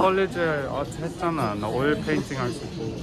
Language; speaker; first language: Korean; non-native, fluent; English